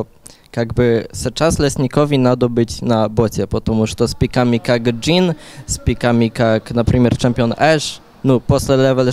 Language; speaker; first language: Russian; non-native, learner; Polish